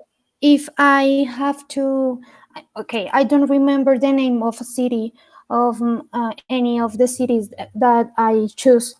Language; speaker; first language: English; non-native, learner; Spanish